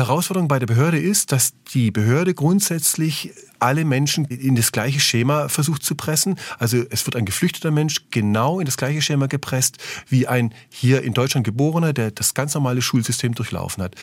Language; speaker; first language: German; native; German